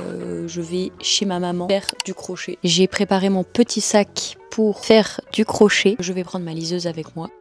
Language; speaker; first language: French; native; French